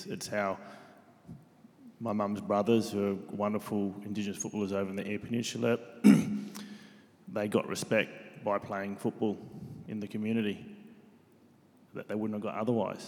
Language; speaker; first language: English; native; English